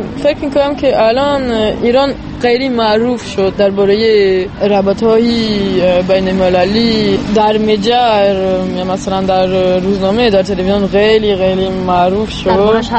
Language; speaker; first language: Persian; non-native, fluent; French